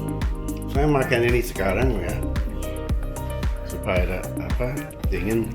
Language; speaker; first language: Indonesian; non-native, learner; English